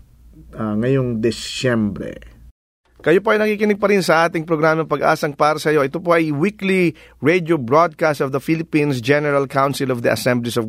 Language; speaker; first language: Filipino; native; Filipino